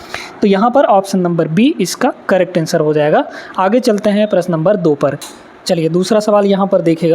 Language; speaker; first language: Hindi; native; Hindi